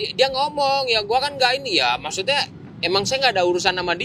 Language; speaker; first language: Indonesian; native; Indonesian